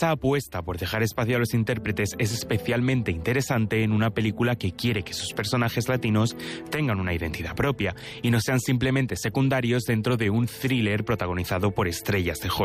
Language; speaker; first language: Spanish; native; Spanish